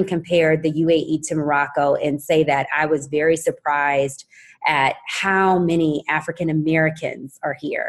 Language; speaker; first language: English; native; English